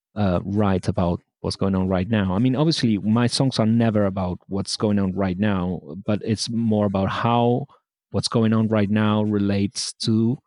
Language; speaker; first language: English; non-native, fluent; Spanish